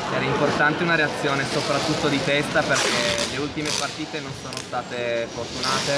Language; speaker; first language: Italian; native; Italian